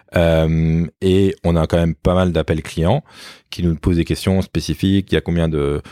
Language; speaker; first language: French; native; French